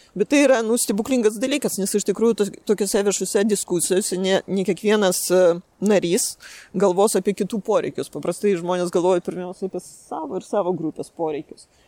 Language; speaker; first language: Lithuanian; non-native, local second language; Russian